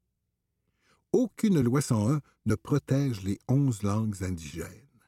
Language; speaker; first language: French; native; French